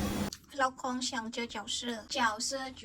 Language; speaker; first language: Chinese; non-native, learner; Indonesian